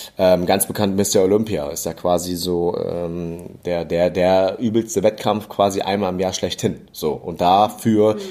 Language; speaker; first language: German; early bilingual, other home language; English